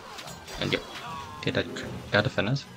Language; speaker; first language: English; non-native, fluent; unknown